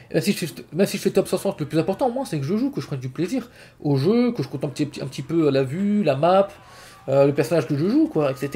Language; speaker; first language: French; native; French